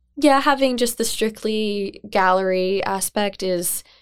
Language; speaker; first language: English; native; English